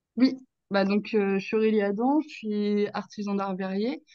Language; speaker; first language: French; native; French